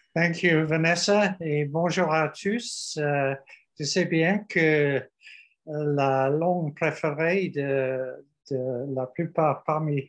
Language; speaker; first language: French; non-native, learner; English